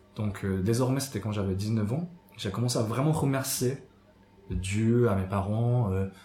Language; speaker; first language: French; non-native, fluent; Japanese